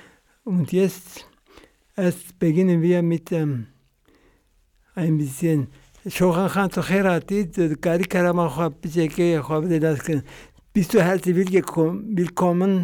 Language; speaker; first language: German; non-native, fluent; Central Kurdish